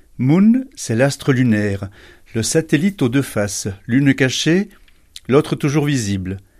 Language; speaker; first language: French; native; French